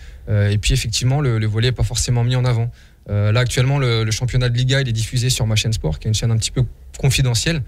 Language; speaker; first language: French; native; French